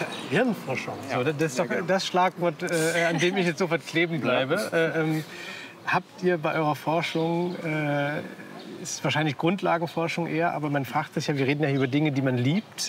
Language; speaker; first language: German; native; German